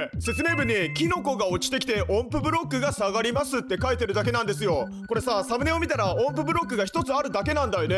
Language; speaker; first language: Japanese; native; Japanese